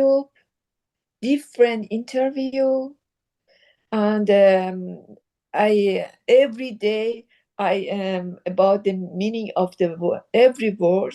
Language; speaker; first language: English; non-native, learner; Persian